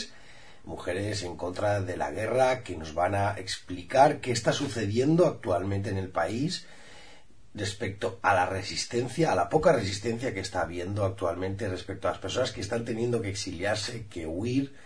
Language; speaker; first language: Spanish; native; Spanish